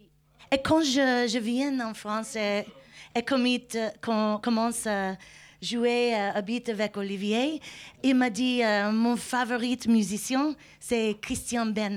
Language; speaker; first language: French; non-native, learner; English